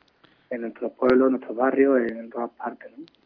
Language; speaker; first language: Spanish; native; Spanish